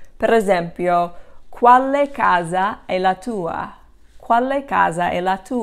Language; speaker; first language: Italian; non-native, fluent; English